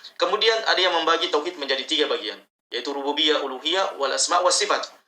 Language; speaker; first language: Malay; native; Malay